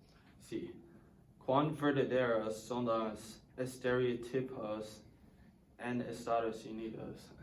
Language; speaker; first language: Spanish; non-native, learner; English